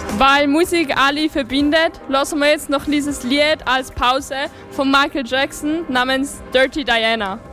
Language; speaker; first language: German; non-native, fluent; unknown